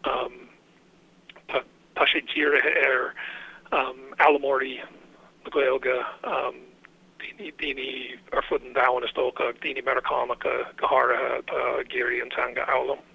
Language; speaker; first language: Irish; non-native, fluent; English